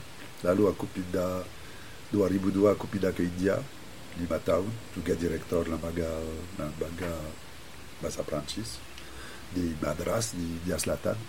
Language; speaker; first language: Indonesian; non-native, fluent; French